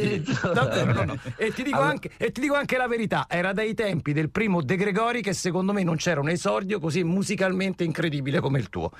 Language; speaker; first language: Italian; native; Italian